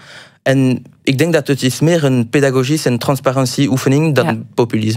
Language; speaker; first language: Dutch; non-native, local second language; French